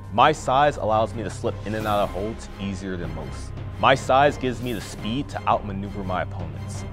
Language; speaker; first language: English; native; English